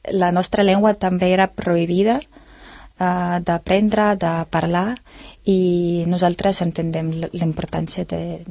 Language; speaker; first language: Catalan; non-native, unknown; Ukrainian